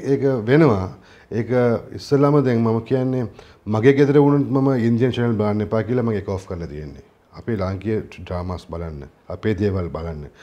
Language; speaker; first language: Sinhala; non-native, local second language; Tamil